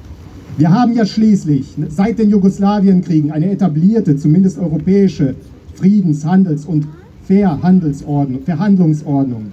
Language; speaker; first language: German; native; German